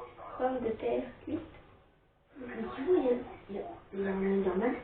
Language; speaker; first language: French; native; French